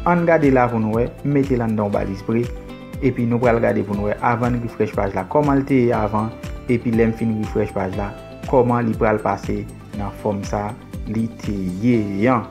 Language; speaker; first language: French; non-native, local second language; Haitian Creole